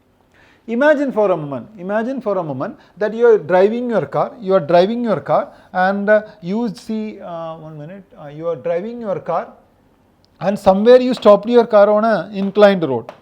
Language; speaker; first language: English; non-native, local second language; Malayalam